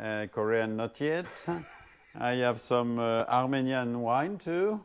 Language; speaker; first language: English; non-native, fluent; French